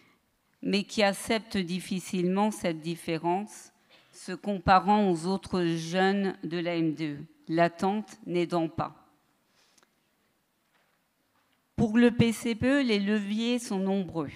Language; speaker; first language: French; native; French